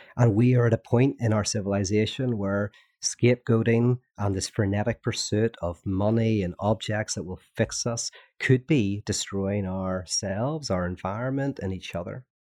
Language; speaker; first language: English; native; English